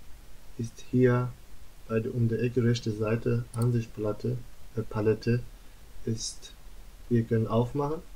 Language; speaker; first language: German; non-native, learner; Turkish